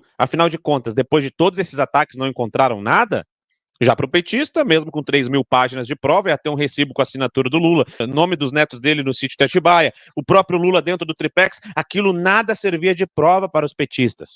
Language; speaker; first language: Portuguese; native; Portuguese